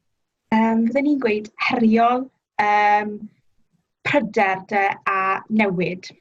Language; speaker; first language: Welsh; native; Welsh